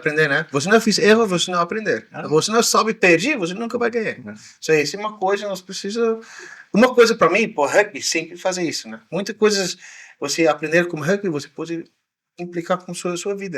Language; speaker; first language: Portuguese; non-native, learner; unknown